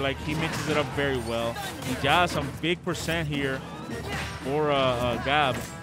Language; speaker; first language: English; non-native, local second language; Spanish